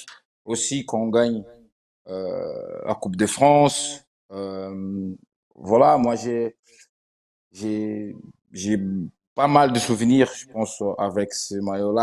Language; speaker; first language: French; non-native, fluent; Portuguese